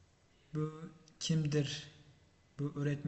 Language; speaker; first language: Turkish; non-native, fluent; Uzbek